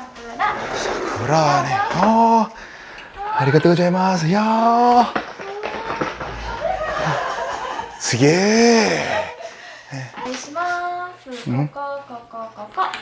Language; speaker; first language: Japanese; non-native, learner; Korean